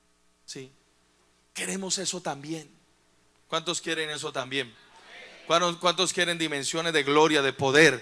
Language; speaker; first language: Spanish; native; Spanish